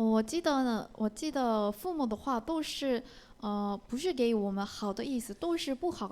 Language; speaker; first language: Chinese; non-native, learner; Korean